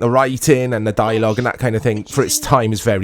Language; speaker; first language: English; native; English